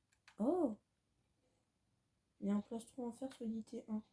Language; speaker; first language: French; native; French